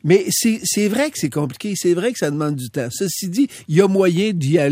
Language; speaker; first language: French; native; French